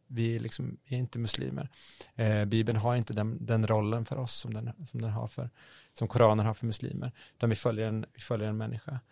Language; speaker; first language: Swedish; native; Swedish